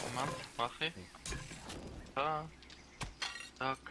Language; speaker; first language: German; native; German